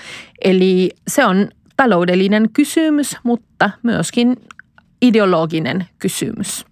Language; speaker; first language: Finnish; non-native, fluent; Spanish